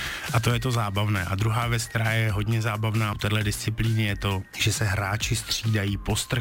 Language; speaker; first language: Czech; native; Czech